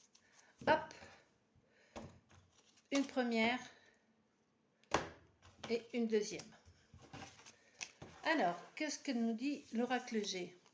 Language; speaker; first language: French; native; French